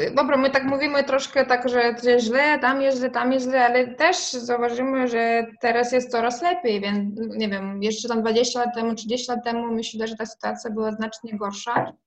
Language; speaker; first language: Polish; non-native, fluent; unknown